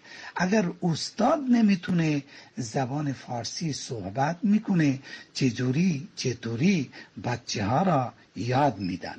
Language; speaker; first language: Persian; non-native, fluent; Bangla